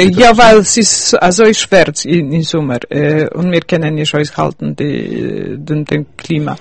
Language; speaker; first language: German; early bilingual, heritage; Yiddish